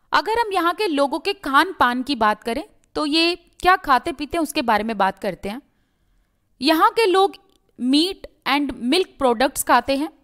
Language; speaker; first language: Hindi; native; Hindi